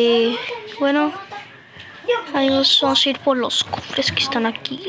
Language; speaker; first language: Spanish; native; Spanish